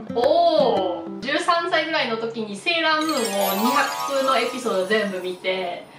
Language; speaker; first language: Japanese; non-native, fluent; German